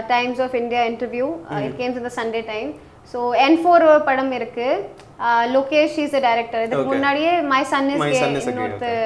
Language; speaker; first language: Tamil; non-native, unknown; Hindi